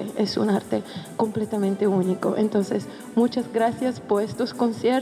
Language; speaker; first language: Spanish; non-native, fluent; Bulgarian